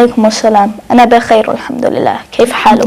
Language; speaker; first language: Arabic; non-native, learner; English